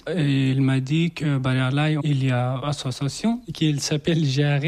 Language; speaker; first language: French; non-native, learner; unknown